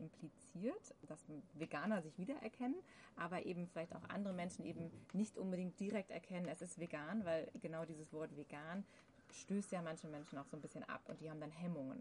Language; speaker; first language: German; native; German